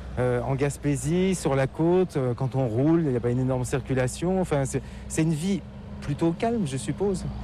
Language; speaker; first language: French; native; French